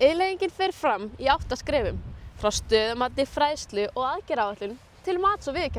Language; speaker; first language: Icelandic; native; Icelandic